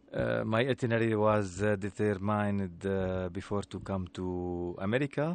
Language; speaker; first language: English; non-native, learner; Arabic